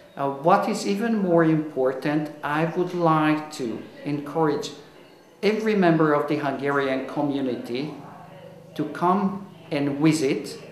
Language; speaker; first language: English; non-native, fluent; Hungarian